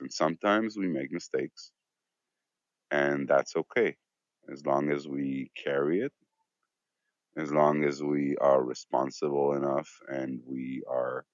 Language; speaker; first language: English; non-native, fluent; Hebrew